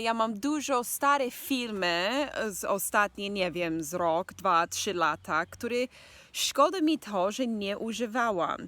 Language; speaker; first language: Polish; non-native, learner; English